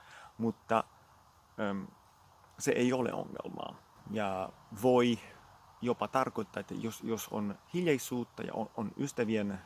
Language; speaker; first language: Finnish; non-native, fluent; Italian